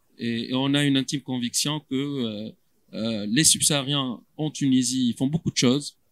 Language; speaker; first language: French; non-native, local second language; Arabic